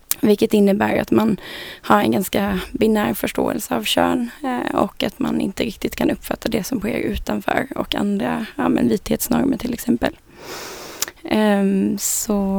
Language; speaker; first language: Swedish; native; Swedish